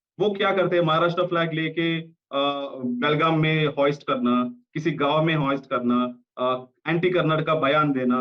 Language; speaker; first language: Hindi; non-native, local second language; Kannada